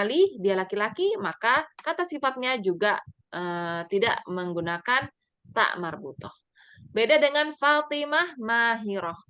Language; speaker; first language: Indonesian; native; Indonesian